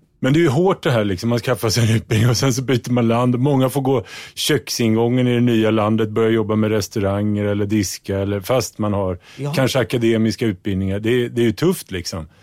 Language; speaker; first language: Swedish; native; Swedish